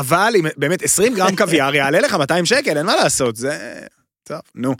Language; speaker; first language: Hebrew; native; Hebrew